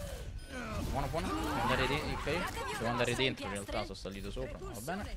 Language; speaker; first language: Italian; native; Italian